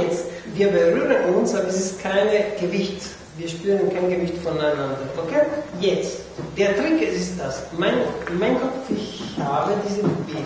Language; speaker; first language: German; non-native, fluent; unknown